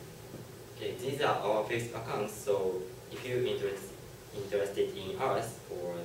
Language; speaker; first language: English; non-native, learner; Japanese